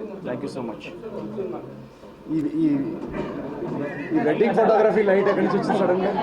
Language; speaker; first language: Telugu; native; Telugu